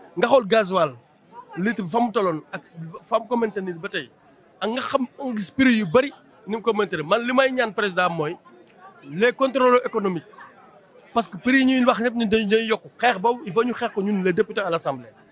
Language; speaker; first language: Wolof; non-native, local second language; Serer